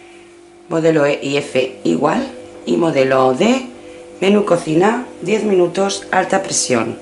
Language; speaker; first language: Spanish; native; Spanish